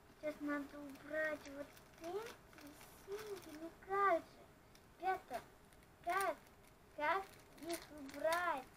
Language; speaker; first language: Russian; non-native, local second language; Ukrainian